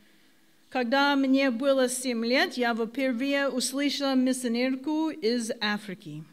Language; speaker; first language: Russian; non-native, learner; English